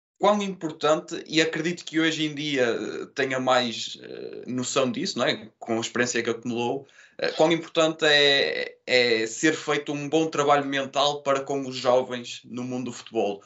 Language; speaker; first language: Portuguese; native; Portuguese